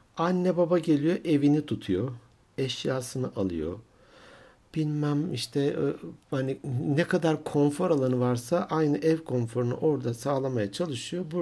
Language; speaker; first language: Turkish; native; Turkish